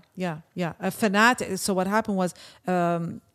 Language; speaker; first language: English; early bilingual, other home language; Persian